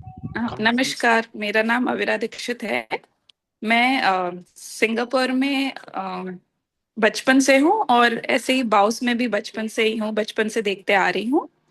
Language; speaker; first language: Hindi; early bilingual, other home language; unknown